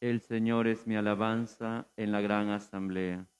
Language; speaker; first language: Spanish; native; Spanish